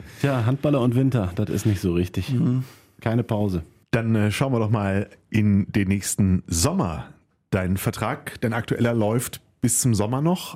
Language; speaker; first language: German; native; German